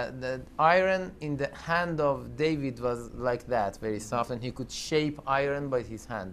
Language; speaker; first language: English; non-native, fluent; Persian